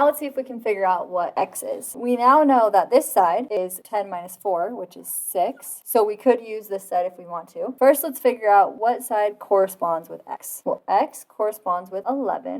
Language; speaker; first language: English; native; English